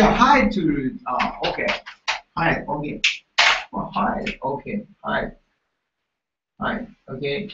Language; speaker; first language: English; non-native, learner; Japanese